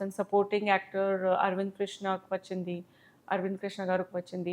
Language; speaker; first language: Telugu; non-native, local second language; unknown